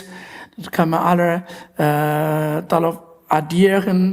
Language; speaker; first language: German; non-native, learner; Chinese